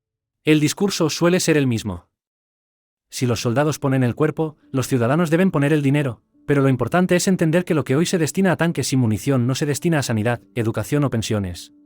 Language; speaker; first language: Spanish; native; Spanish